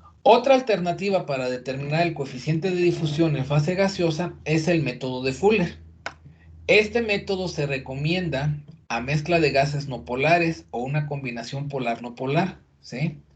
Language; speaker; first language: Spanish; native; Spanish